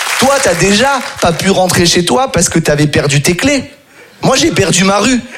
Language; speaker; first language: French; native; French